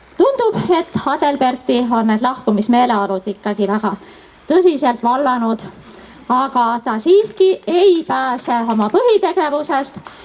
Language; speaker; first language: Estonian; native; Estonian